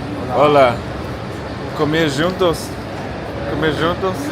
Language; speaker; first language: Spanish; non-native, learner; English